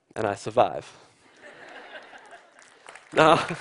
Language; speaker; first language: English; native; English